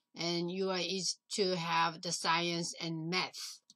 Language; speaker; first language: English; non-native, learner; Korean